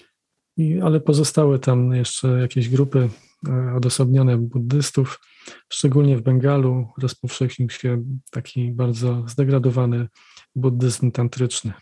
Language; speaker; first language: Polish; native; Polish